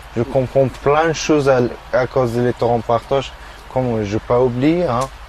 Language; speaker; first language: French; non-native, learner; Persian